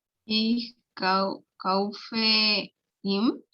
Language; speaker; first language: German; non-native, learner; Spanish